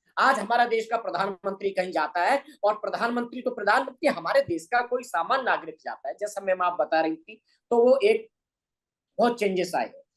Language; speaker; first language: Hindi; native; Hindi